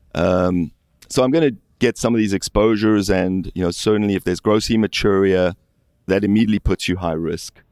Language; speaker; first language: English; native; English